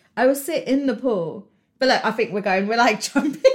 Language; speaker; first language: English; native; English